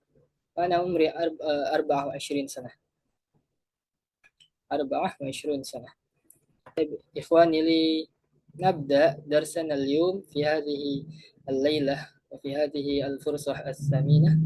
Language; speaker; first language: Arabic; non-native, fluent; Indonesian